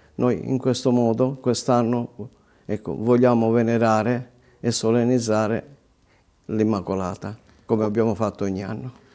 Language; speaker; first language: Italian; native; Italian